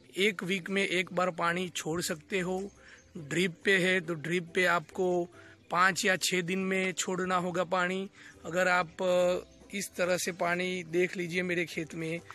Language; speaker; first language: Hindi; non-native, local second language; Gujarati